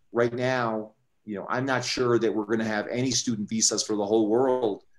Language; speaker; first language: English; early bilingual, other home language; Spanish